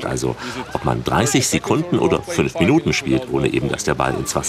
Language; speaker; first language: German; native; German